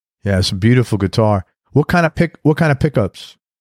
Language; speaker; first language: English; native; English